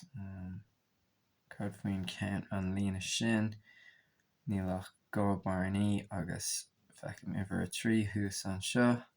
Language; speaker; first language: Irish; non-native, local second language; English